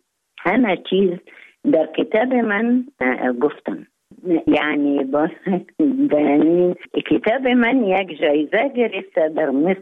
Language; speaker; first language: Persian; non-native, fluent; Arabic